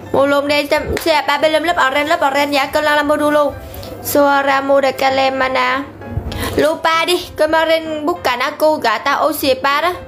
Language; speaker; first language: Indonesian; non-native, learner; Vietnamese